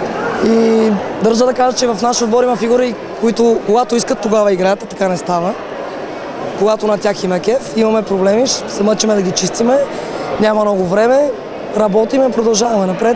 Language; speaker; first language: Bulgarian; native; Bulgarian